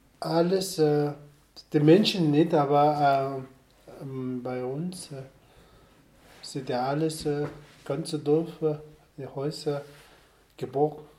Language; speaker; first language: German; non-native, learner; Sherpa